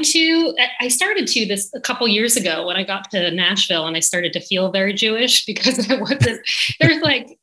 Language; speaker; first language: English; native; English